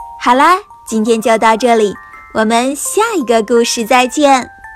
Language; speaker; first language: Chinese; native; Chinese